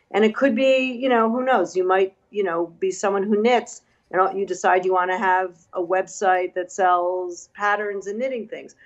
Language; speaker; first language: English; native; English